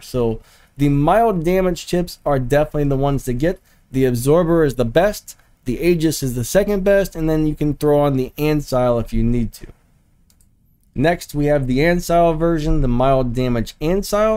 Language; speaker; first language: English; native; English